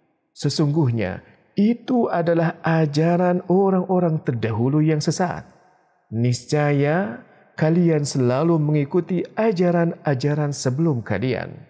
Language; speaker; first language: Indonesian; native; Indonesian